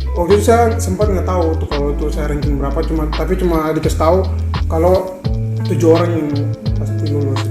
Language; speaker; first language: Indonesian; native; Indonesian